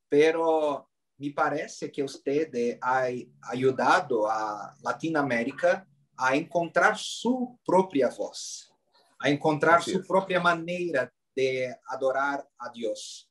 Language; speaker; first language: Spanish; non-native, learner; Portuguese